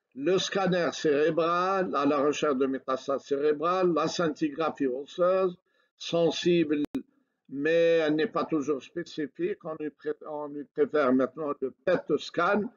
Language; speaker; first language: French; non-native, local second language; Arabic